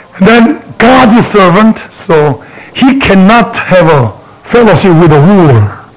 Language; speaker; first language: English; non-native, fluent; Korean